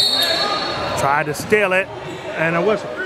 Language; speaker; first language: English; native; English